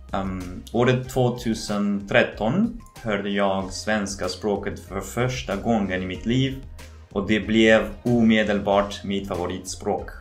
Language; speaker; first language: Swedish; non-native, fluent; Spanish